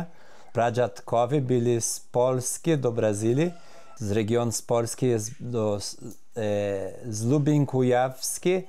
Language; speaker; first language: Polish; early bilingual, heritage; Polish